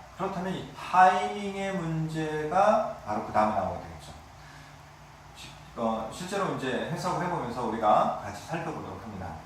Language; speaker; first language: Korean; native; Korean